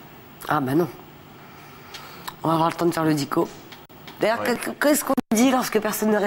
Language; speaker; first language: French; native; French